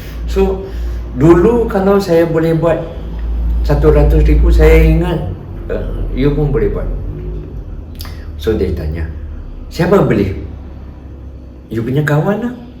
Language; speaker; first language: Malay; non-native, local second language; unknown